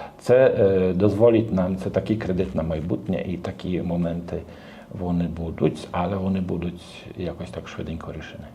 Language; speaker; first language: Ukrainian; non-native, learner; Polish